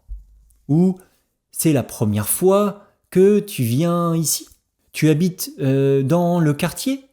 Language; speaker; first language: French; native; French